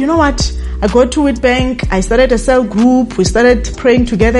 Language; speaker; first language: English; non-native, local second language; Tsonga